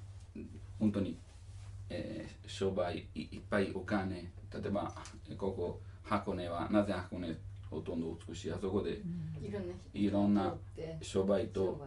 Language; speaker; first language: Japanese; non-native, learner; Italian